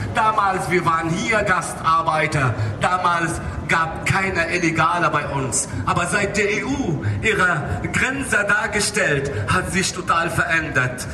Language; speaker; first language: German; non-native, local second language; Arabic